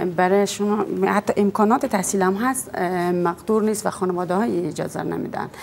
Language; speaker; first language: Persian; native; Persian